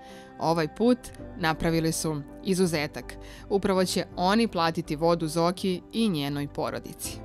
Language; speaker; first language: Serbian; native; Serbian